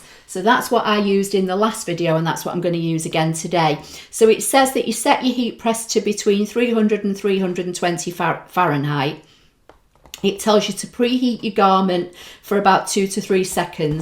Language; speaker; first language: English; native; English